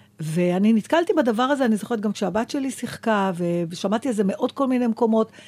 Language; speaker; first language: Hebrew; native; Hebrew